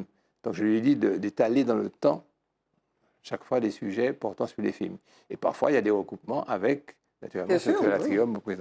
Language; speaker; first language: French; native; French